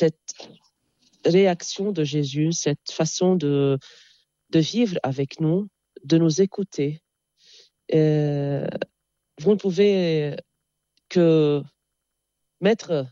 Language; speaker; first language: French; non-native, local second language; Arabic